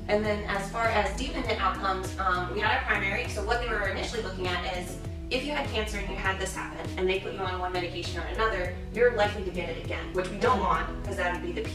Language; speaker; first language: English; native; English